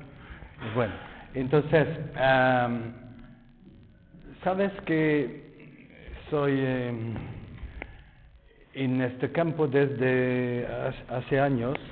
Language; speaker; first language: Spanish; non-native, fluent; French